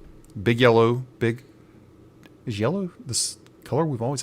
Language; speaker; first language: English; native; English